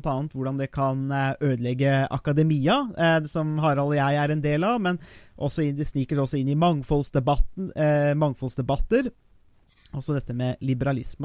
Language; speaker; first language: Norwegian; native; Norwegian